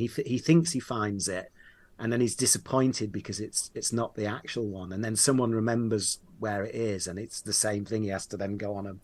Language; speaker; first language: English; native; English